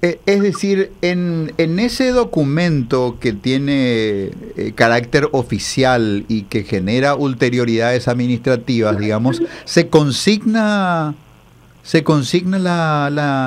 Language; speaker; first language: Spanish; native; Spanish